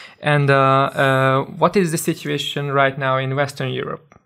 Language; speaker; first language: English; non-native, fluent; Hungarian